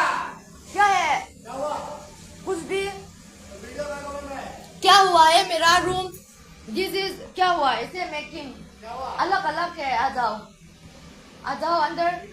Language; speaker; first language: Hindi; non-native, learner; Mizo